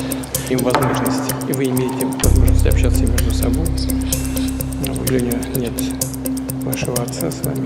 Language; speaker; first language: Russian; native; Russian